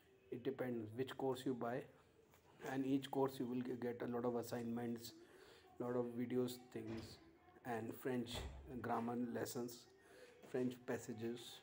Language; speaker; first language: English; non-native, local second language; Hindi